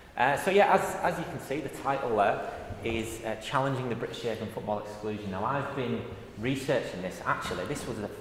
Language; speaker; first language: English; native; English